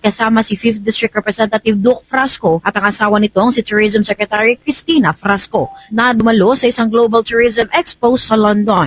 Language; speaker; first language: Filipino; non-native, local second language; Cebuano